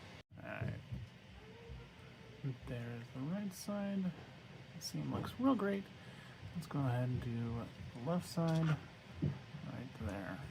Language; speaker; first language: English; native; English